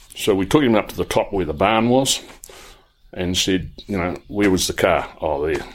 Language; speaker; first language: English; native; English